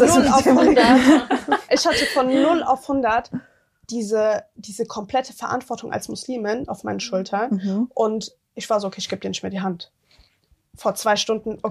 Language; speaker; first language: German; early bilingual, other home language; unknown